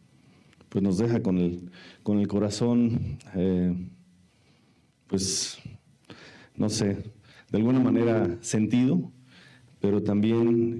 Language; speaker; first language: Spanish; native; Spanish